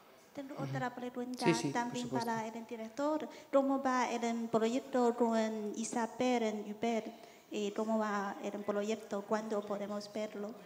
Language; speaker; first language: Spanish; non-native, fluent; Chinese